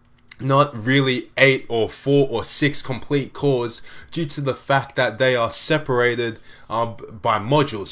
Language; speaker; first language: English; native; English